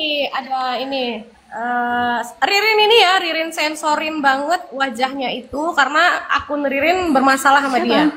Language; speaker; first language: Indonesian; native; Indonesian